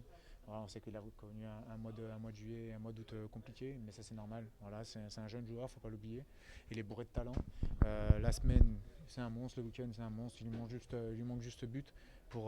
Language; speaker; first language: French; native; French